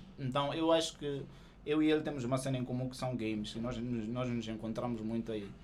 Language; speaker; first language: Portuguese; native; Portuguese